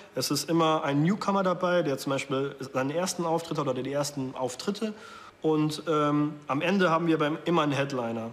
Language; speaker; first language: German; early bilingual, other home language; Arabic